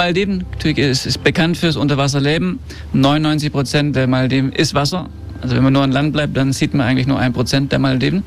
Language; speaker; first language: German; early bilingual, heritage; German